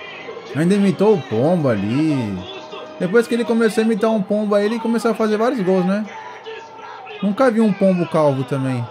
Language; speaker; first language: Portuguese; native; Portuguese